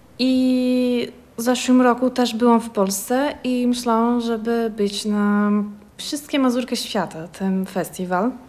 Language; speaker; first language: Polish; early bilingual, heritage; Polish